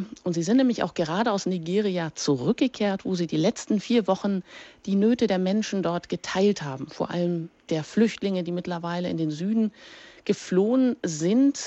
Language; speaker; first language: German; native; German